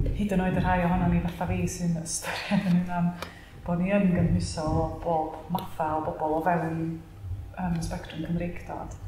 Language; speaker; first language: Welsh; native; Welsh